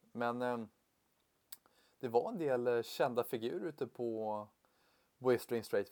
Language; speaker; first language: Swedish; native; Swedish